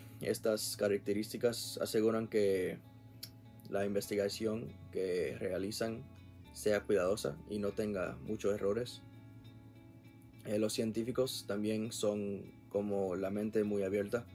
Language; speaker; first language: Spanish; non-native, learner; English